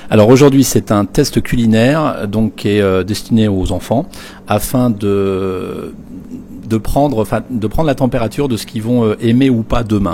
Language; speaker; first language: French; native; French